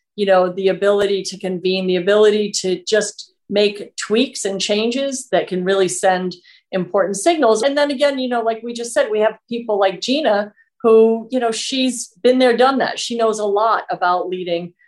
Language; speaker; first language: English; native; English